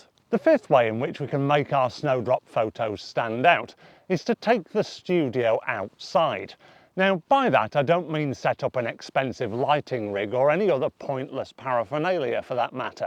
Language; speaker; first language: English; native; English